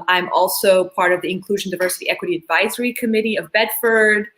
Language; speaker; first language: English; early bilingual, other home language; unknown